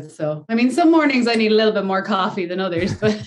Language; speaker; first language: English; native; English